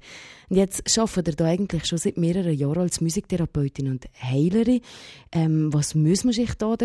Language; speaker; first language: German; native; German